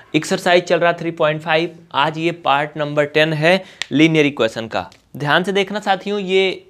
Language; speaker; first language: Hindi; native; Hindi